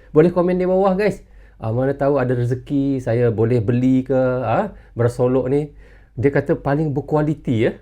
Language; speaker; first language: Malay; native; Malay